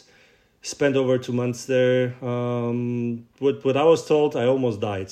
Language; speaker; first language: English; non-native, fluent; Russian